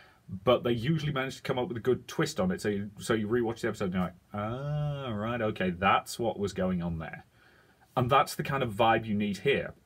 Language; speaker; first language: English; native; English